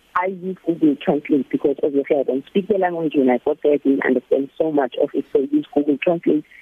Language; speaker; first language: English; non-native, local second language; Zulu